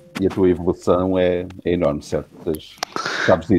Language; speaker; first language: Portuguese; native; Portuguese